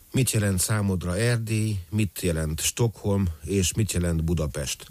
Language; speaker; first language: Hungarian; native; Hungarian